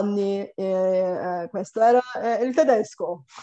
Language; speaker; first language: Italian; non-native, fluent; Bulgarian